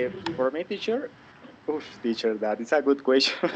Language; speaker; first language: English; non-native, learner; Spanish